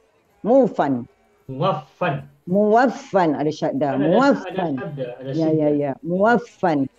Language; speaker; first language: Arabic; non-native, learner; Malay